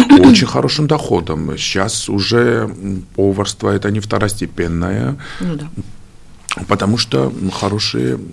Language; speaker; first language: Russian; non-native, fluent; Georgian